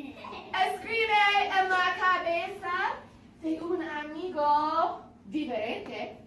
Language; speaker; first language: Spanish; non-native, fluent; English